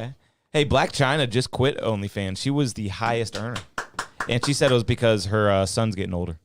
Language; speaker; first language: English; native; English